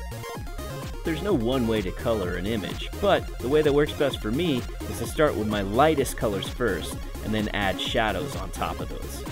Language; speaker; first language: English; native; English